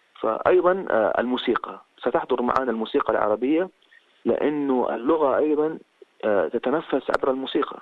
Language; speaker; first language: Arabic; native; Arabic